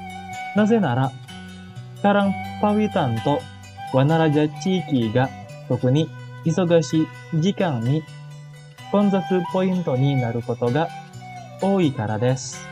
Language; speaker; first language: Japanese; non-native, fluent; Indonesian